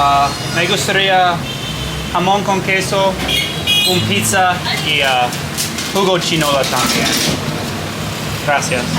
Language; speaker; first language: Spanish; non-native, learner; English